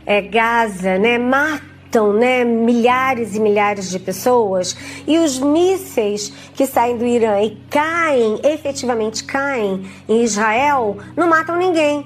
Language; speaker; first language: Portuguese; native; Portuguese